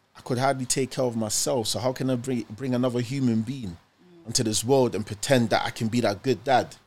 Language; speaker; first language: English; early bilingual, other home language; German